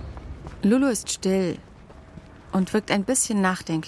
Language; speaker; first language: German; native; German